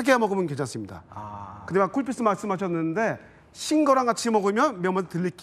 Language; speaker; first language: Korean; native; Korean